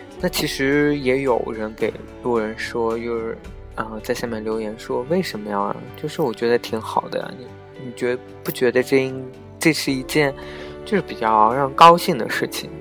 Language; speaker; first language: Chinese; native; Chinese